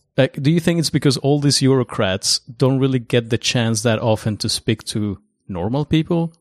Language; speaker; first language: English; non-native, fluent; Spanish